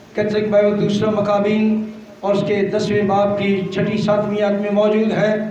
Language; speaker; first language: Urdu; non-native, local second language; Punjabi